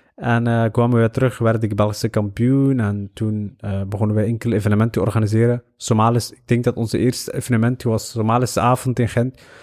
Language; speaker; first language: Dutch; early bilingual, other home language; Somali